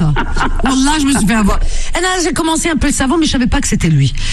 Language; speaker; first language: French; native; French